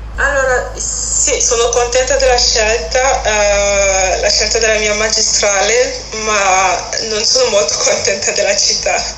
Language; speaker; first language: Italian; non-native, fluent; French